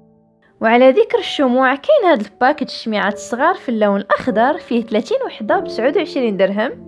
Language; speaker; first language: Arabic; native; Arabic